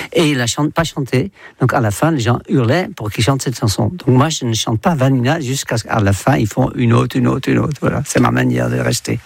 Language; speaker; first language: French; non-native, fluent; Dutch